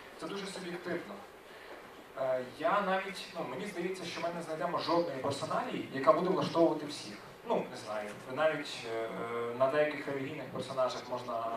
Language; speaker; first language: Ukrainian; native; Ukrainian